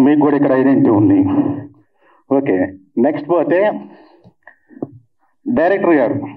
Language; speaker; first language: Telugu; native; Telugu